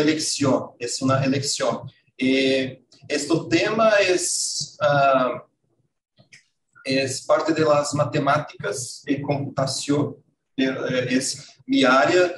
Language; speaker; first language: Spanish; non-native, fluent; Portuguese